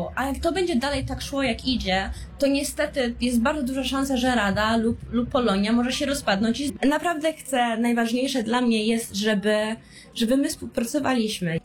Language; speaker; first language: Polish; early bilingual, heritage; Polish